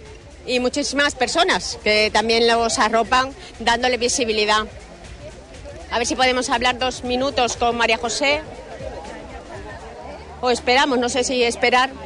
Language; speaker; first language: Spanish; native; Spanish